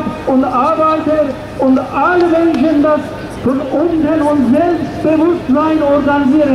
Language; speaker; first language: German; non-native, learner; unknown